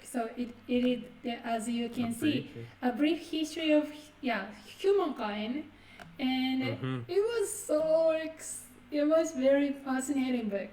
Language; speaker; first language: English; non-native, fluent; Japanese